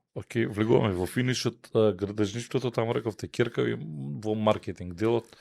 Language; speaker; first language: Macedonian; native; Macedonian